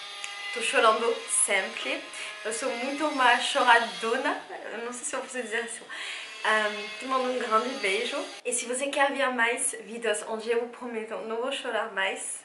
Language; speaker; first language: Portuguese; non-native, fluent; French